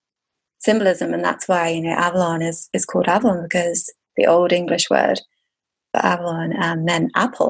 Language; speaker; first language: English; native; English